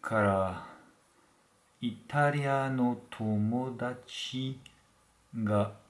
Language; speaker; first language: Japanese; non-native, learner; French